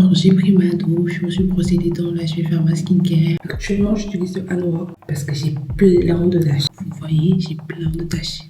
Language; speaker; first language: French; non-native, local second language; Wolof